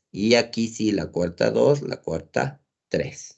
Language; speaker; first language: Spanish; native; Spanish